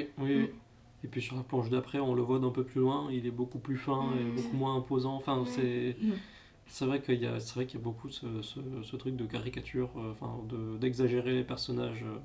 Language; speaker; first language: French; native; French